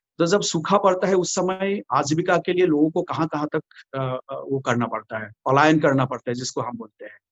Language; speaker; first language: Hindi; non-native, local second language; Assamese